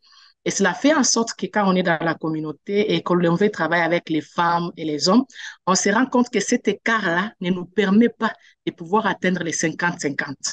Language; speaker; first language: French; non-native, local second language; Swahili